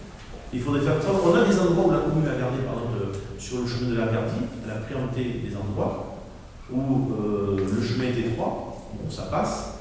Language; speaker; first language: French; native; French